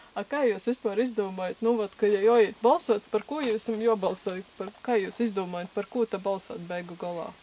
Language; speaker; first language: Latvian; native; Latvian